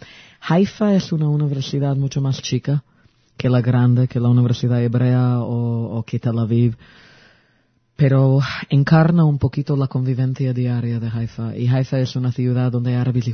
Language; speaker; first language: Spanish; early bilingual, heritage; Spanish